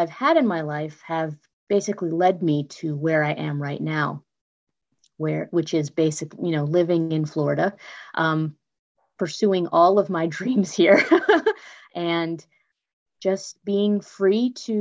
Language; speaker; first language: English; native; English